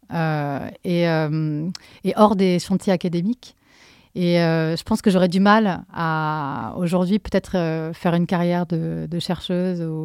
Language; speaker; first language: French; native; French